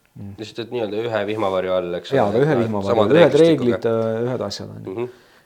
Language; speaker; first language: Estonian; native; Estonian